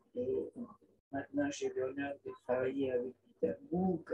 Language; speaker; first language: French; non-native, fluent; Spanish